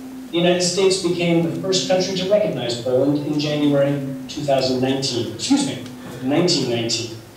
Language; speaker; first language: English; native; English